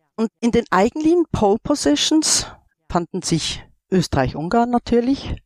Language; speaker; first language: German; native; German